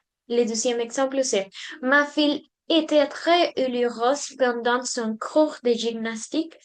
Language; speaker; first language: French; non-native, learner; Spanish